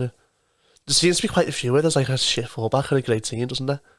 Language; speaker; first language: English; native; English